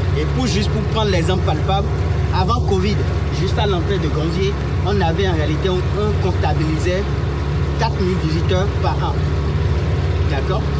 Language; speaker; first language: French; non-native, local second language; Fon